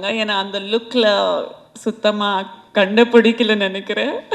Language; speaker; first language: Tamil; non-native, fluent; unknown